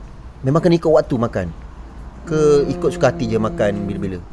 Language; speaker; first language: Malay; native; Malay